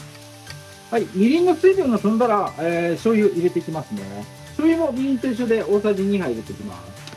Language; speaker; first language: Japanese; native; Japanese